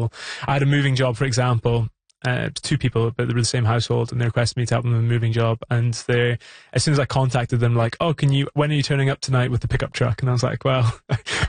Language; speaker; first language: English; native; English